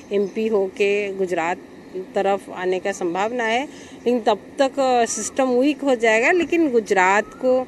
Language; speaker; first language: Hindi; non-native, local second language; Gujarati